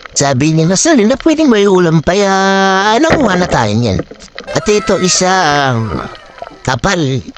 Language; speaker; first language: Filipino; non-native, local second language; Waray